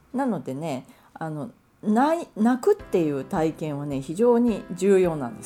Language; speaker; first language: Japanese; native; Japanese